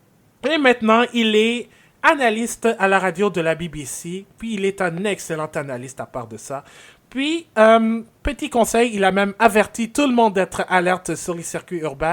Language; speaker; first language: French; native; French